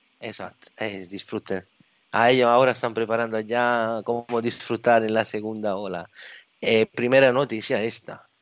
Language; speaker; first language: Spanish; non-native, fluent; Italian